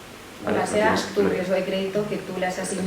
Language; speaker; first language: Spanish; native; Spanish